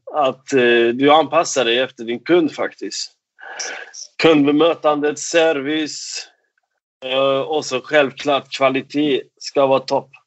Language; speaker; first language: Swedish; non-native, fluent; Persian